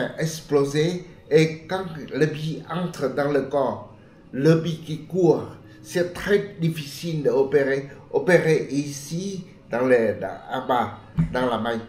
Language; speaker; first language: French; non-native, fluent; Vietnamese